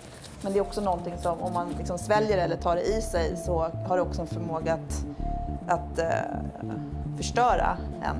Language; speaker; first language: Swedish; native; Swedish